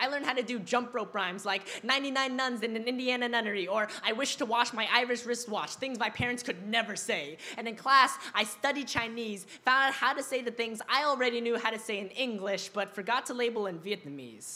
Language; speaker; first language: English; early bilingual, other home language; Vietnamese